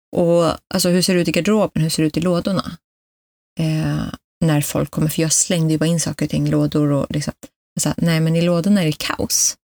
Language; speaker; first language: Swedish; early bilingual, other home language; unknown